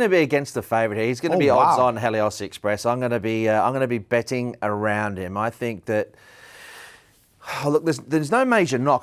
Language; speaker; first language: English; native; English